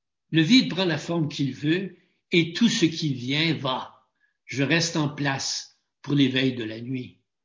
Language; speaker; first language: French; native; French